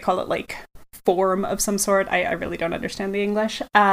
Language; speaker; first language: English; native; English